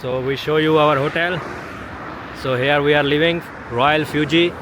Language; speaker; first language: English; non-native, local second language; Urdu